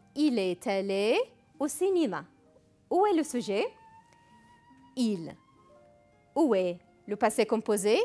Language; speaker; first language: French; non-native, fluent; Arabic